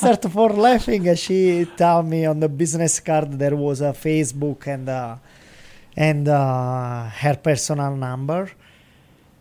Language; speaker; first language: English; non-native, learner; Italian